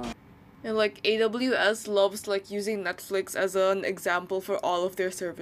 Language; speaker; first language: English; non-native, fluent; Indonesian